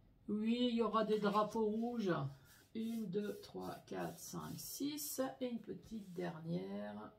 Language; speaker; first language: French; native; French